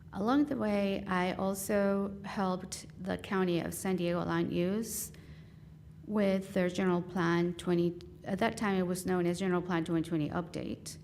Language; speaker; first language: English; non-native, fluent; Spanish